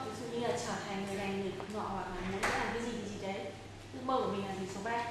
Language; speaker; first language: Vietnamese; native; Vietnamese